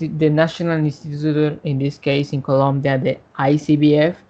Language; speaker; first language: English; non-native, learner; Spanish